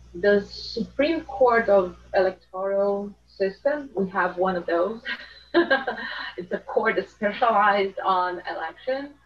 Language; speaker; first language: English; non-native, fluent; Portuguese